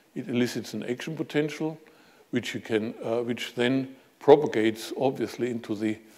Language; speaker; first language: English; non-native, fluent; German